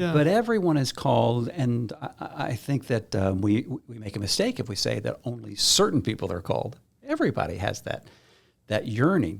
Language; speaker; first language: English; native; English